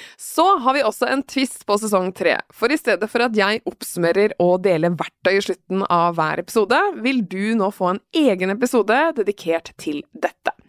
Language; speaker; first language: Norwegian; native; Norwegian